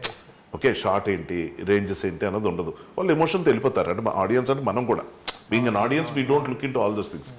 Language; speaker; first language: Telugu; native; Telugu